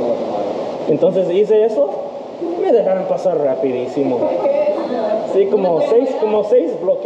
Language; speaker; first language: Spanish; non-native, learner; English